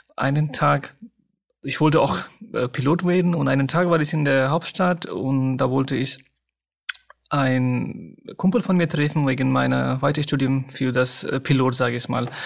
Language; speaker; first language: German; non-native, fluent; Nepali